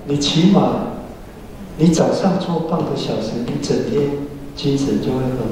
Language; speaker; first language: Chinese; native; Chinese